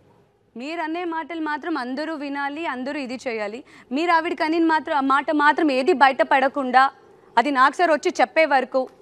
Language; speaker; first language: Telugu; native; Telugu